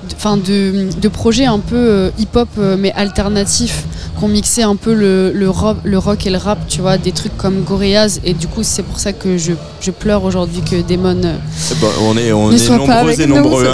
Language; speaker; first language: French; native; French